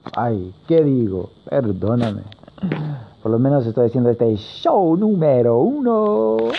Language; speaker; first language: Spanish; non-native, learner; English